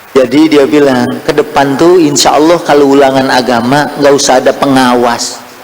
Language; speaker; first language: Indonesian; native; Indonesian